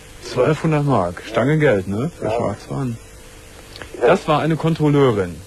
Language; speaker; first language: German; native; German